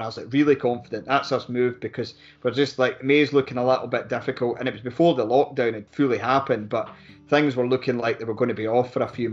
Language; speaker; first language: English; native; English